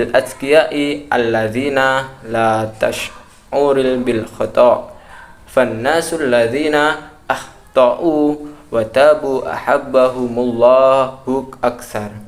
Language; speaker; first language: Arabic; non-native, learner; Indonesian